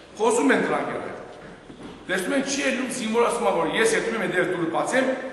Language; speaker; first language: Armenian; early bilingual, heritage; Armenian